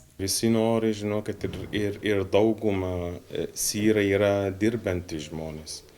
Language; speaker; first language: Lithuanian; non-native, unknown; Arabic